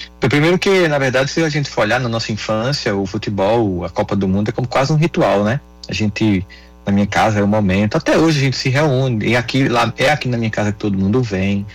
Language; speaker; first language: Portuguese; native; Portuguese